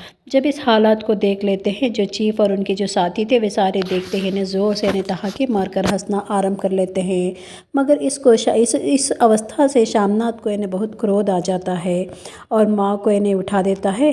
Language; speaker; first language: Hindi; non-native, local second language; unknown